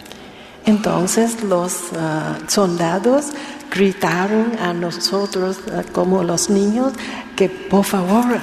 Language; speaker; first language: Spanish; non-native, learner; Vietnamese